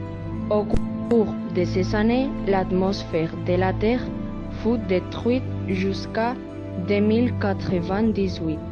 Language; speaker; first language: French; non-native, learner; Spanish